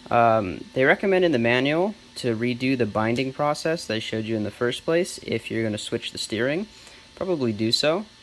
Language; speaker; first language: English; native; English